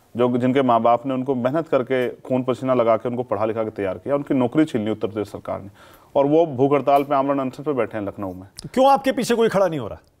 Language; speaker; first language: Hindi; native; Hindi